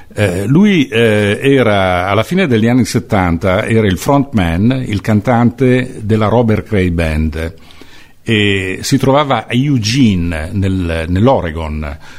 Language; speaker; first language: Italian; native; Italian